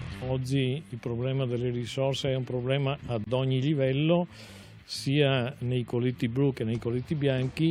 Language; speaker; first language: Italian; native; Italian